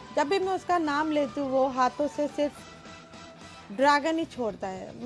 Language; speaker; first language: Hindi; non-native, local second language; Bangla